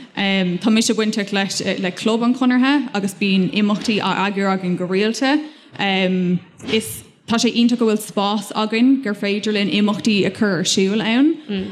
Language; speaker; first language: Irish; non-native, local second language; English